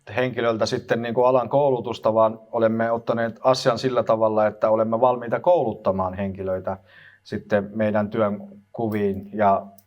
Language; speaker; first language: Finnish; early bilingual, other home language; Turkish